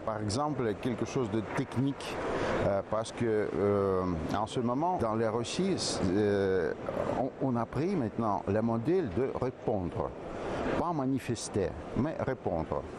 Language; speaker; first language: French; non-native, fluent; Russian